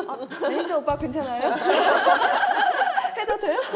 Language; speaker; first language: Korean; non-native, fluent; Chinese